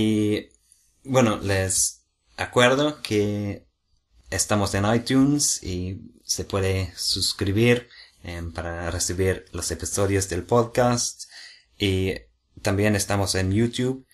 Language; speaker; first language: Spanish; non-native, fluent; English